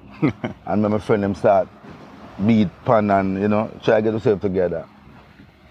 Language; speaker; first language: English; non-native, local second language; Jamaican Creole English